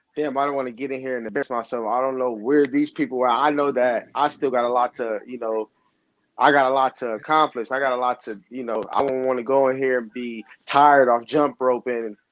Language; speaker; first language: English; native; English